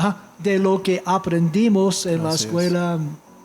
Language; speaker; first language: Spanish; non-native, fluent; English